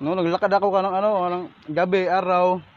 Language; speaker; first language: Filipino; non-native, local second language; Cebuano